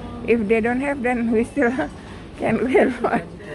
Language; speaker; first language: English; non-native, learner; Indonesian